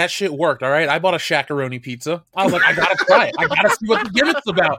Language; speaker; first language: English; native; English